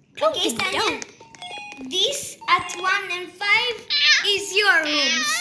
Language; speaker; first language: English; non-native, learner; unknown